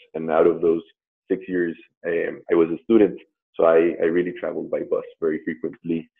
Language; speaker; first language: English; non-native, fluent; Spanish